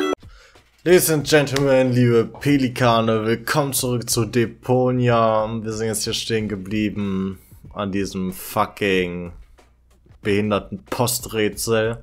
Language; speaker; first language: German; native; German